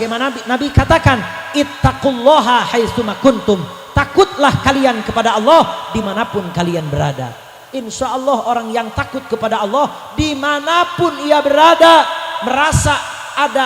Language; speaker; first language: Indonesian; native; Indonesian